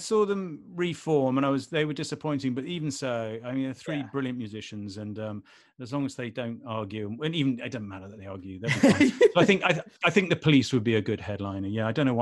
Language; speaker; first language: English; native; English